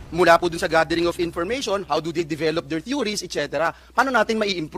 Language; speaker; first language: Filipino; native; Filipino